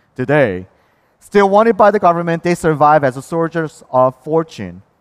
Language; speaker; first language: English; early bilingual, other home language; Korean